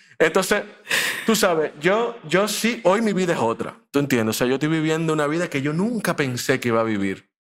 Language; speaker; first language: Spanish; native; Spanish